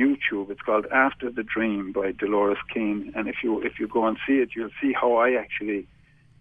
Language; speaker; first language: English; native; English